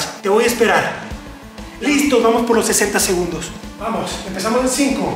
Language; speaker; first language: Spanish; native; Spanish